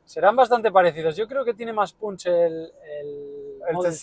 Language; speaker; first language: Spanish; native; Spanish